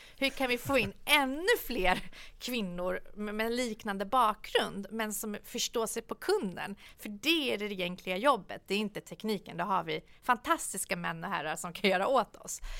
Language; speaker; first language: Swedish; early bilingual, other home language; Persian